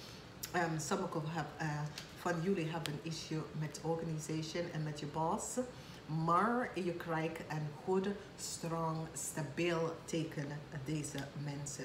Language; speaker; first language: Dutch; non-native, fluent; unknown